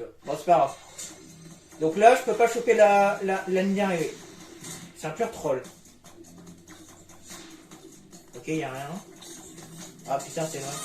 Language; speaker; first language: French; native; French